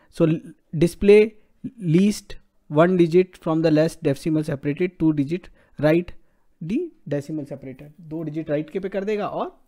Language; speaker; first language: Hindi; native; Hindi